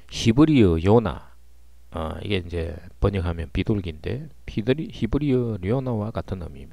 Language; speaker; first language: Korean; native; Korean